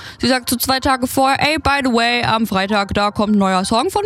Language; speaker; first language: German; native; German